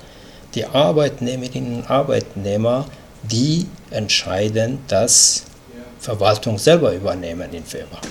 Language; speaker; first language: German; non-native, fluent; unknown